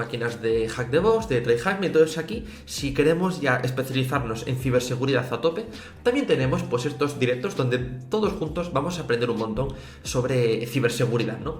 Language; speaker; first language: Spanish; native; Spanish